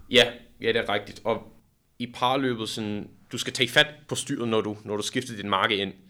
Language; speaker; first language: Danish; non-native, fluent; English